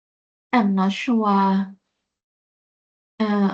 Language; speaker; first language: English; non-native, learner; Thai